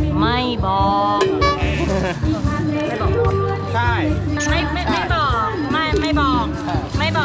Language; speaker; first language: Thai; native; Thai